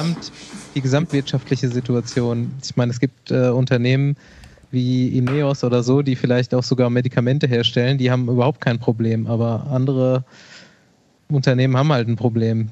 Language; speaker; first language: German; native; German